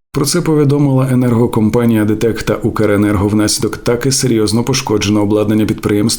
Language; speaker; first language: Ukrainian; native; Ukrainian